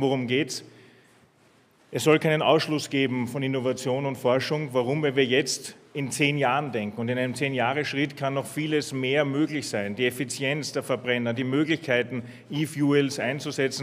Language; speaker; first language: German; native; German